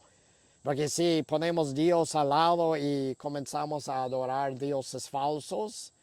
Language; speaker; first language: Spanish; non-native, fluent; English